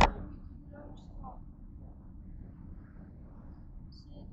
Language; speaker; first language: French; non-native, learner; Russian